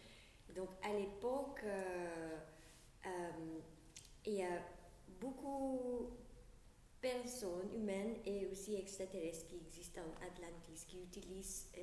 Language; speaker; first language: French; non-native, learner; English